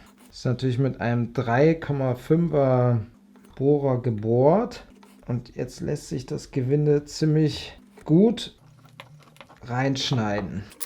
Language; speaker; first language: German; native; German